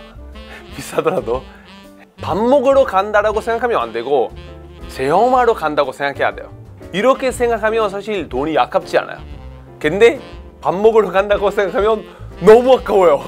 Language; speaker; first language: Korean; non-native, fluent; Italian